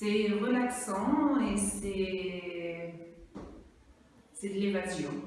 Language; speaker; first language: French; non-native, fluent; Italian